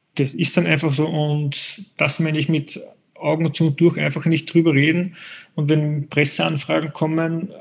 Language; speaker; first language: German; native; German